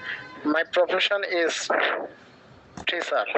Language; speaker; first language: English; non-native, learner; Bangla